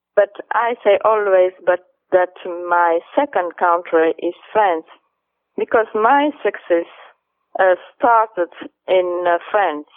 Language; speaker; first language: English; non-native, fluent; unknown